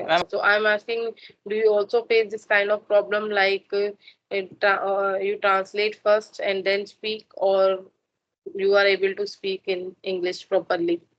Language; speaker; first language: English; non-native, learner; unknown